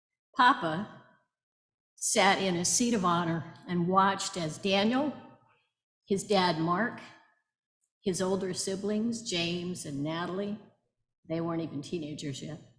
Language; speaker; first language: English; native; English